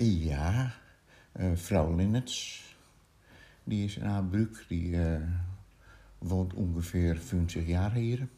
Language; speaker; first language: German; non-native, learner; Dutch